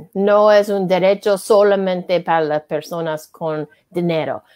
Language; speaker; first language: Spanish; non-native, learner; English